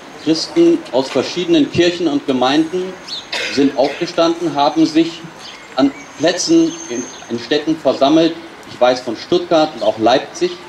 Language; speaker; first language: German; native; German